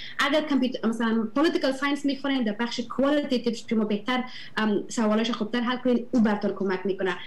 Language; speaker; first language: Persian; native; Persian